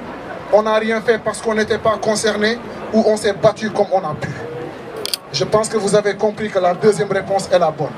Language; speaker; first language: French; non-native, local second language; Wolof